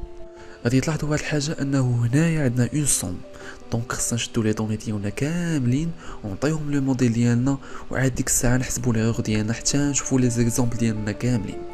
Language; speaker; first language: Arabic; native; Arabic